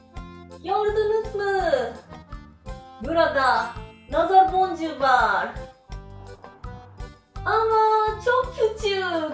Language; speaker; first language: Turkish; non-native, learner; Japanese